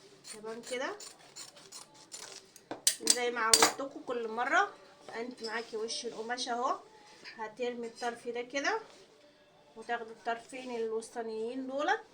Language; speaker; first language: Arabic; native; Arabic